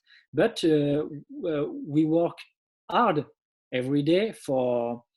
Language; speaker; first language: English; non-native, learner; French